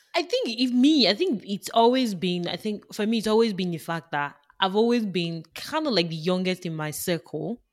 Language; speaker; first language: English; non-native, local second language; Yoruba